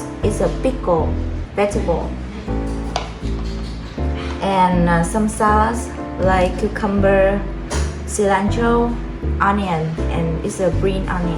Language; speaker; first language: English; non-native, fluent; Vietnamese